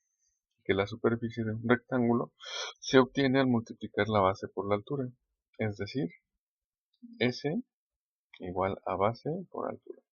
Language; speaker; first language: Spanish; native; Spanish